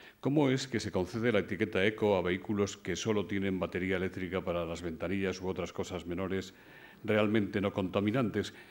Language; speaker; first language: Spanish; native; Spanish